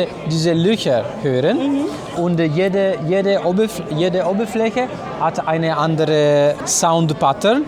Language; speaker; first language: German; non-native, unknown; Italian